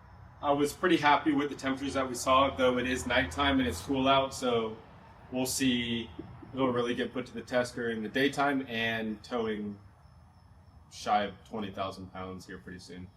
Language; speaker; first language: English; native; English